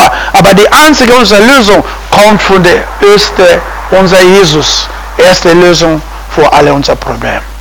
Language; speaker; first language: German; non-native, fluent; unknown